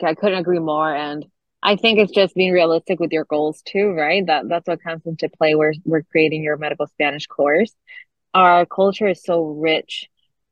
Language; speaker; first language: English; non-native, fluent; Spanish